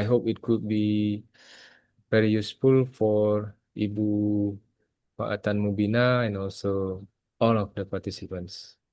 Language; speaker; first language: English; non-native, fluent; Indonesian